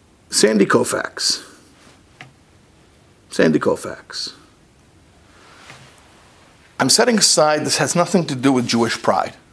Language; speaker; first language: English; native; English